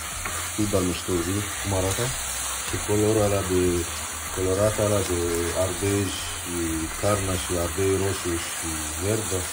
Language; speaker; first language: Romanian; non-native, learner; Arabic